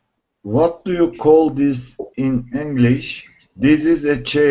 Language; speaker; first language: English; non-native, learner; Turkish